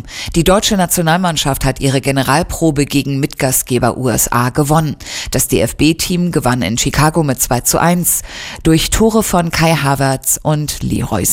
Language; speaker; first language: German; native; German